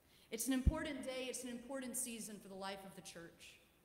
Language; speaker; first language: English; native; English